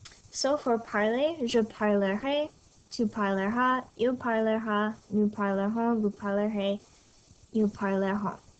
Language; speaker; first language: French; non-native, fluent; English